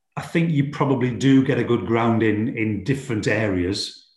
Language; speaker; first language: English; native; English